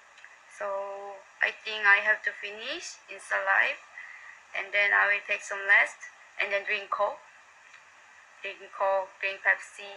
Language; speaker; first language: English; non-native, learner; Korean